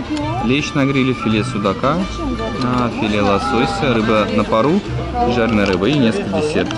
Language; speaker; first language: Russian; native; Russian